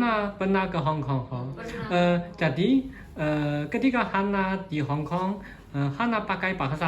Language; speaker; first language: Indonesian; non-native, learner; Chinese